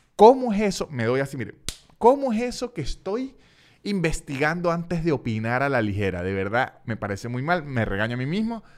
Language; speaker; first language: Spanish; native; Spanish